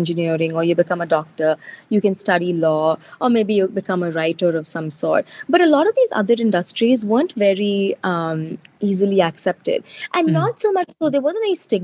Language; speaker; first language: English; non-native, local second language; Telugu